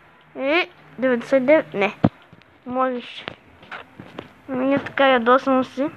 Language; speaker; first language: Bulgarian; native; Bulgarian